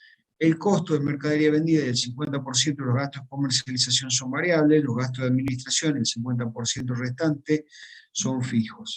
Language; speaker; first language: Spanish; native; Spanish